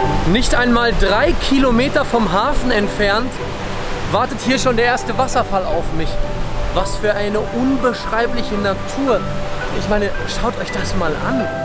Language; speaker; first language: German; native; German